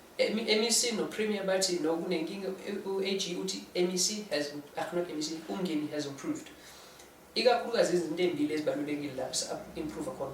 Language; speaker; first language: Zulu; non-native, local second language; English